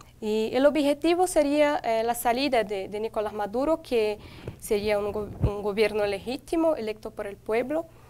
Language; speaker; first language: Spanish; non-native, fluent; Portuguese